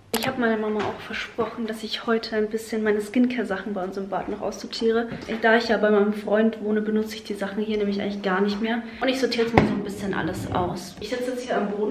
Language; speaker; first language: German; native; German